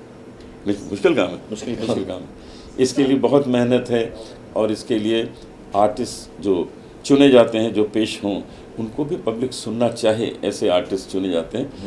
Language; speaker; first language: Hindi; native; Hindi